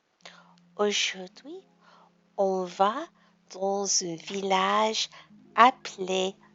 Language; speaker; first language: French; non-native, learner; English